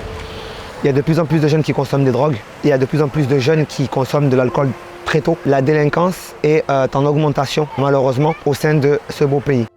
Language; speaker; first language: French; native; French